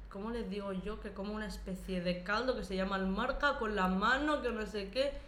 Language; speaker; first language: Spanish; early bilingual, other home language; Arabic